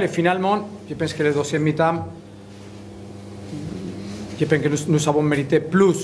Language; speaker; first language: French; non-native, learner; Spanish